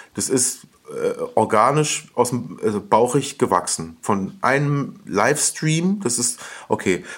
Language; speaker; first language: German; native; German